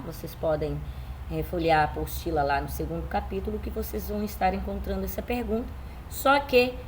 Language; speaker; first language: Portuguese; native; Portuguese